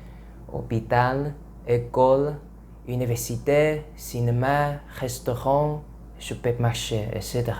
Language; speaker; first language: French; non-native, learner; Vietnamese